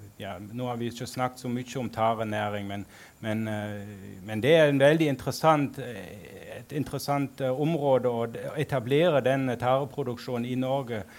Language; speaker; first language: Norwegian; non-native, fluent; German